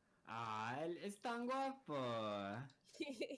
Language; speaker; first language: Spanish; non-native, learner; English